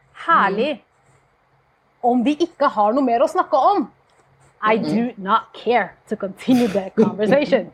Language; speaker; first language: Norwegian; early bilingual, heritage; Norwegian